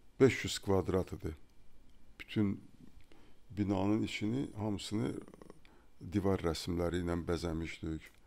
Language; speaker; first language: Azerbaijani; native; Azerbaijani